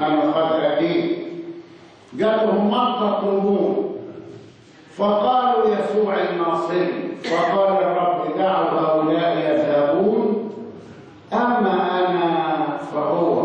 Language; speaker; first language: Arabic; native; Arabic